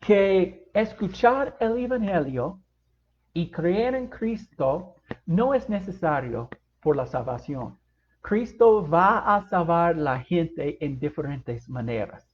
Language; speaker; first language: Spanish; non-native, fluent; English